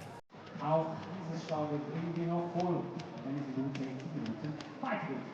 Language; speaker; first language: German; native; German